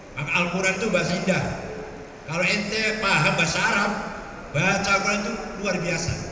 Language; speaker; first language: Malay; non-native, local second language; Javanese